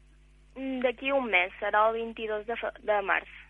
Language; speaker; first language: Catalan; early bilingual, heritage; Catalan